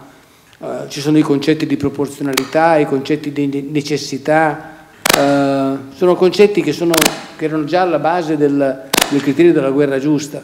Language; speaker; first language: Italian; native; Italian